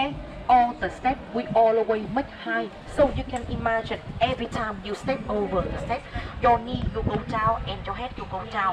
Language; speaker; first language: English; non-native, learner; Vietnamese